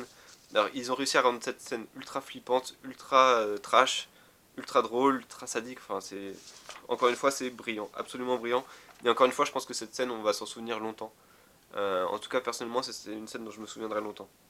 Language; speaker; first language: French; native; French